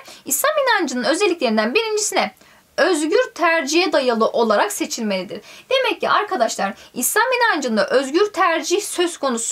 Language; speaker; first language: Turkish; native; Turkish